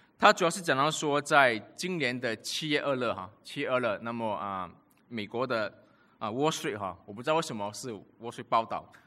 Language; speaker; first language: Chinese; native; Chinese